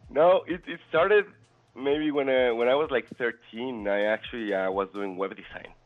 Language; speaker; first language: English; non-native, fluent; Spanish